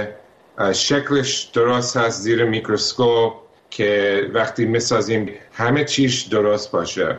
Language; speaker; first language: Persian; early bilingual, heritage; Persian